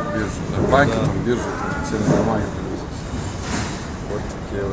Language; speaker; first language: Russian; native; Russian